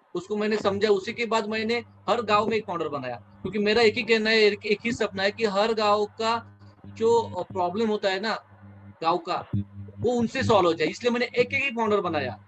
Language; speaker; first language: Hindi; non-native, local second language; Marathi